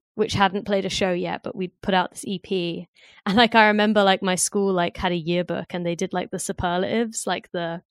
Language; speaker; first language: English; native; English